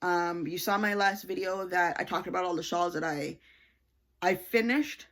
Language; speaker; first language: English; native; English